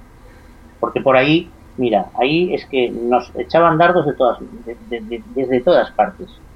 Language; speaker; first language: Spanish; native; Spanish